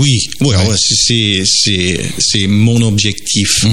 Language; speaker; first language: French; non-native, fluent; English